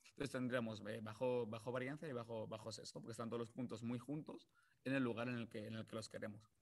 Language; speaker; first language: Spanish; native; Spanish